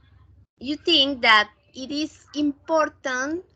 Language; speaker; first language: English; non-native, fluent; Spanish